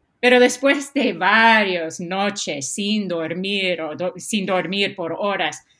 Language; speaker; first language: Spanish; non-native, fluent; English